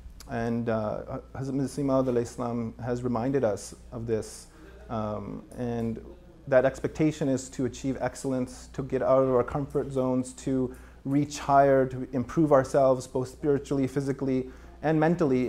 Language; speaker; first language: English; native; English